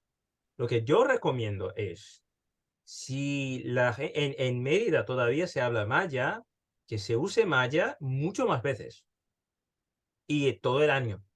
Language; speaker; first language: Spanish; early bilingual, heritage; Spanish